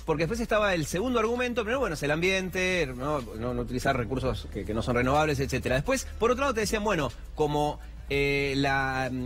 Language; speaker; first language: Spanish; native; Spanish